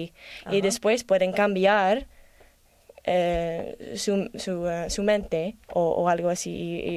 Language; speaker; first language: Spanish; non-native, learner; English